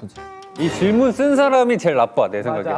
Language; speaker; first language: Korean; native; Korean